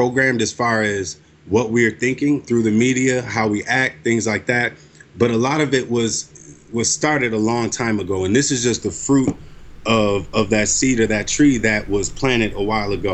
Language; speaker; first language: English; native; English